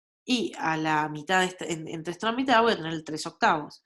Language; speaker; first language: Spanish; native; Spanish